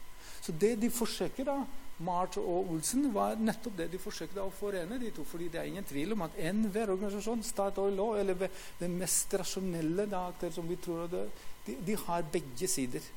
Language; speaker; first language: Norwegian; non-native, fluent; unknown